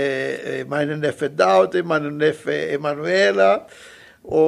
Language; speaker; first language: German; non-native, local second language; Italian